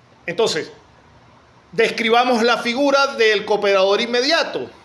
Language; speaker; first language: Spanish; native; Spanish